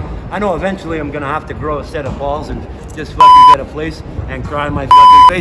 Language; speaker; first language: English; native; English